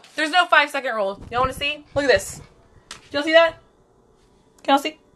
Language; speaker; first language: English; native; English